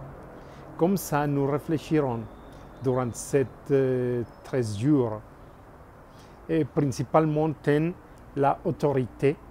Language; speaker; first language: French; non-native, learner; Spanish